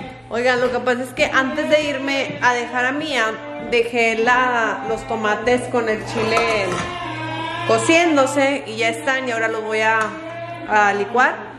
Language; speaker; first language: Spanish; native; Spanish